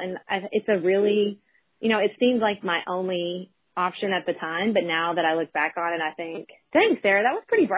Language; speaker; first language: English; native; English